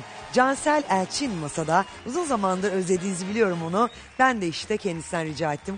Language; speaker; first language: Turkish; native; Turkish